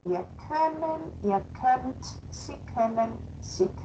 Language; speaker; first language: German; non-native, fluent; Spanish